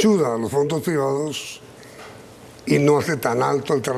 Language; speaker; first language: Spanish; native; Spanish